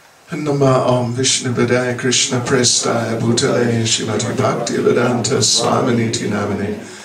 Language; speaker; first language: Russian; non-native, learner; English